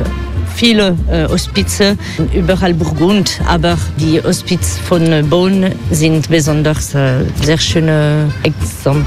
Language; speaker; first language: German; non-native, fluent; French